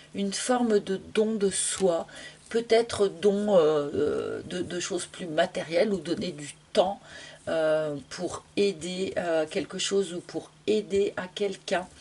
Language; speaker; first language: French; native; French